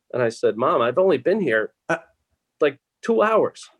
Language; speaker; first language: English; native; English